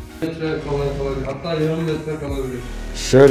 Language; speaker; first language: Turkish; native; Turkish